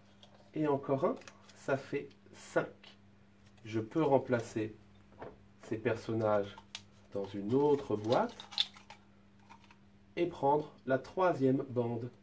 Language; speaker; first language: French; native; French